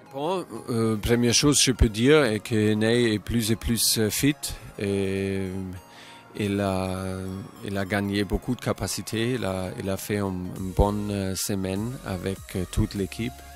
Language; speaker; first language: French; non-native, fluent; German